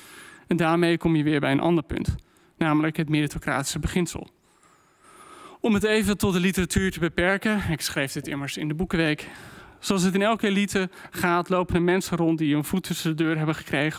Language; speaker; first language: Dutch; native; Dutch